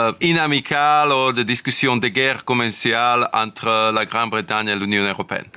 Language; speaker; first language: French; non-native, fluent; Slovak